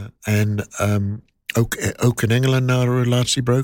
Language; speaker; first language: Dutch; non-native, learner; English